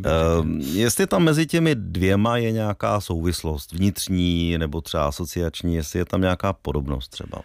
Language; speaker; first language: Czech; native; Czech